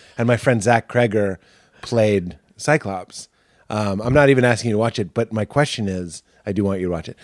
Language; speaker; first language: English; native; English